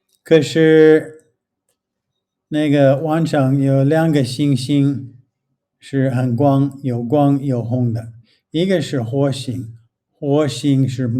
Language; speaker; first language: Chinese; non-native, fluent; English